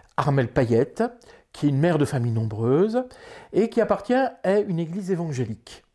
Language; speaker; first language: French; native; French